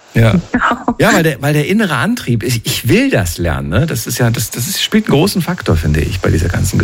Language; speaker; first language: German; native; German